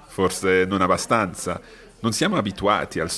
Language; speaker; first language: Italian; non-native, fluent; English